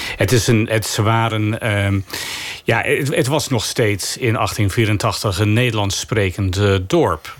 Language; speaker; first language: Dutch; non-native, fluent; English